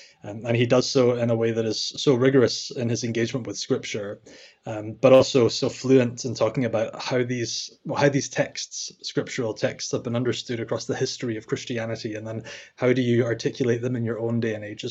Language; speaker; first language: English; native; English